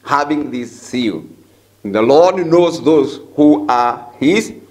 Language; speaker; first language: English; non-native, local second language; Swahili